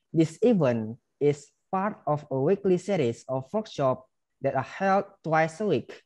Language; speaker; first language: English; non-native, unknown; Indonesian